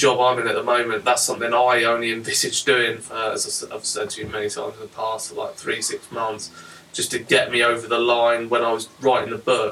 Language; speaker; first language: English; native; English